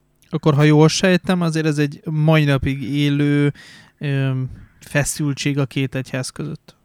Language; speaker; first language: Hungarian; native; Hungarian